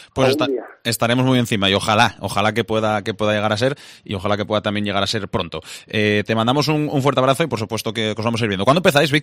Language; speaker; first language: Spanish; native; Spanish